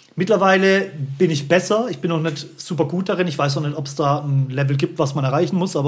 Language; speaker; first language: German; native; German